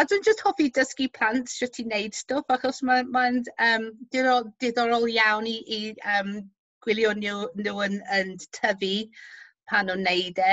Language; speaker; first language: Welsh; non-native, local second language; English